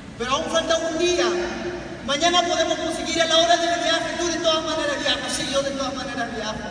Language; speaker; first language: Spanish; non-native, local second language; Quechua